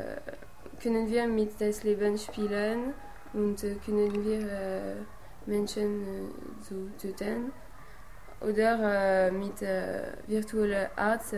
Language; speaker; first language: German; non-native, learner; French